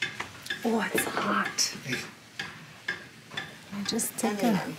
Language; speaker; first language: English; native; English